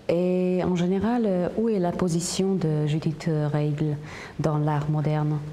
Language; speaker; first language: French; non-native, fluent; Hungarian